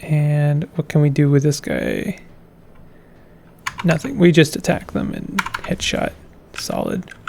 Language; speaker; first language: English; native; English